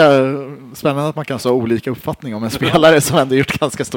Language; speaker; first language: Swedish; native; Swedish